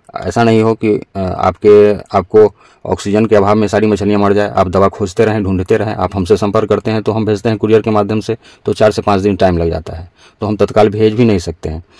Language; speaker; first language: Hindi; native; Hindi